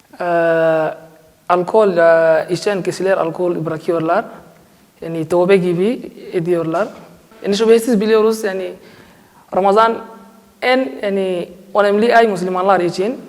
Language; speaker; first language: Turkish; non-native, learner; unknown